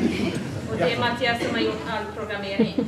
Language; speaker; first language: Swedish; non-native, fluent; French